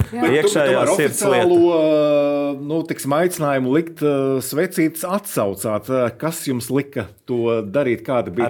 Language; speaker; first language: Latvian; native; Latvian